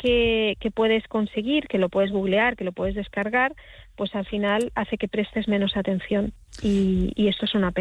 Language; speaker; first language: Spanish; native; Spanish